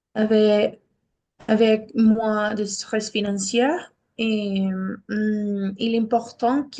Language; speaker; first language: French; non-native, learner; Spanish